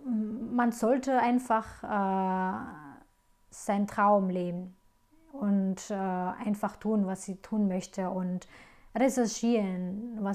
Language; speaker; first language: German; non-native, fluent; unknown